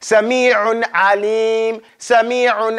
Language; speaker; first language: Arabic; non-native, fluent; English